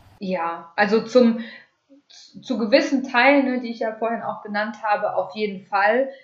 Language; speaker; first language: German; early bilingual, other home language; Russian